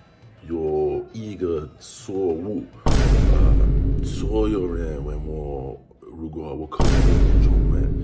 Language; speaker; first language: Chinese; non-native, learner; English